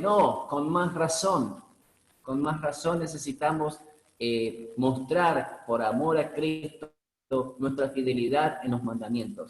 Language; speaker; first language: Spanish; native; Spanish